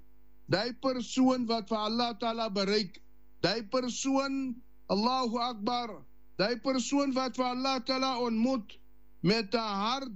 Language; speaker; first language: Dutch; non-native, learner; Afrikaans